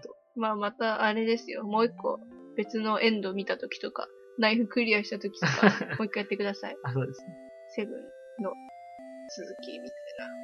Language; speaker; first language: Japanese; native; Japanese